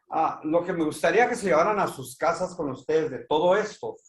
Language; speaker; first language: Spanish; native; Spanish